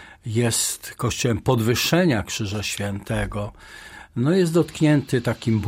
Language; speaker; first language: Polish; native; Polish